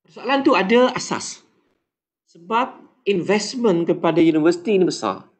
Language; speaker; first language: Malay; native; Malay